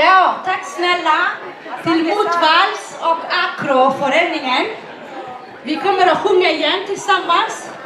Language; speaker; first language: Swedish; non-native, fluent; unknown